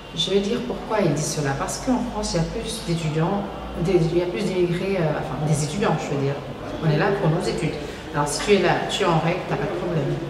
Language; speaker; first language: French; non-native, local second language; Wolof